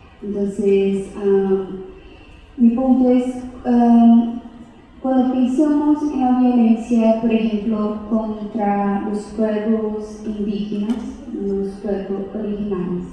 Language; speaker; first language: Spanish; non-native, fluent; Portuguese